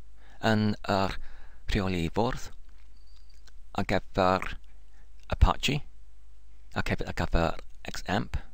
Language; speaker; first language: Welsh; non-native, learner; English